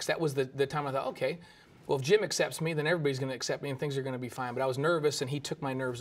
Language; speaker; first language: English; native; English